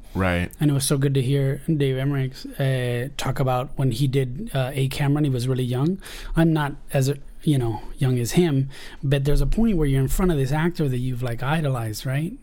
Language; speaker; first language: English; early bilingual, other home language; Spanish